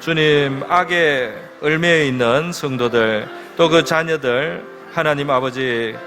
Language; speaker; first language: Korean; native; Korean